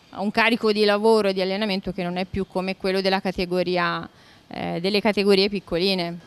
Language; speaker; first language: Italian; native; Italian